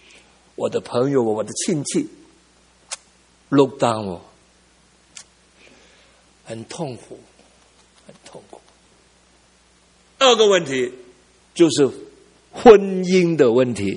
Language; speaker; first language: Chinese; early bilingual, heritage; Cantonese